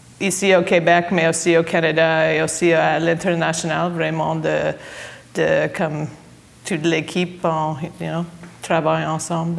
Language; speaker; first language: French; non-native, fluent; English